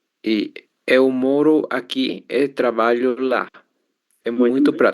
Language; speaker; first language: Portuguese; non-native, learner; Spanish